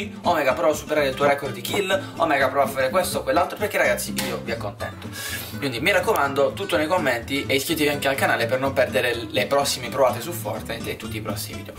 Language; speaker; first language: Italian; native; Italian